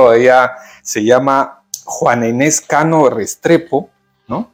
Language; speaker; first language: Spanish; native; Spanish